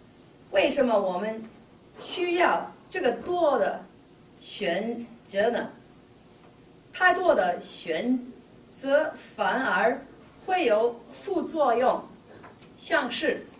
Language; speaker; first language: Chinese; non-native, learner; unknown